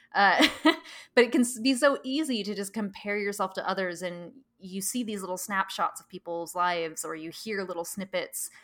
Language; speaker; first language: English; early bilingual, other home language; Thai